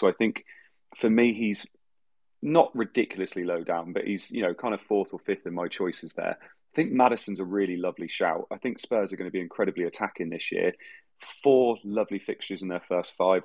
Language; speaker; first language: English; native; English